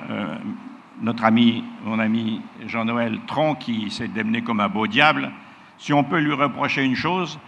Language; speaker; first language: French; native; French